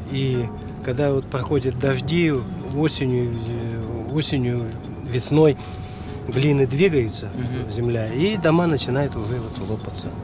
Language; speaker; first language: Russian; native; Russian